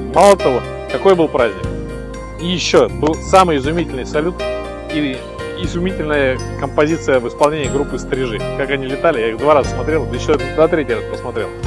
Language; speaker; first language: Russian; native; Russian